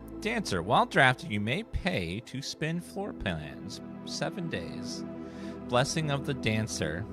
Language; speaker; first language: English; native; English